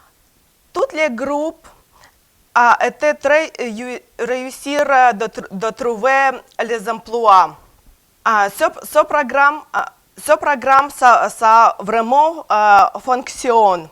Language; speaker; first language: French; non-native, learner; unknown